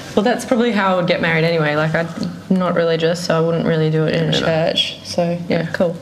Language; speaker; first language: English; native; English